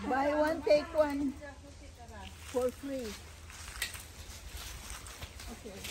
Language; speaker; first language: English; non-native, local second language; Filipino